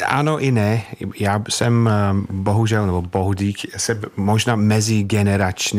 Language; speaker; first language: Czech; non-native, fluent; English